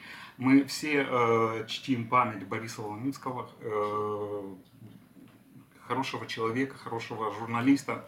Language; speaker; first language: Russian; native; Russian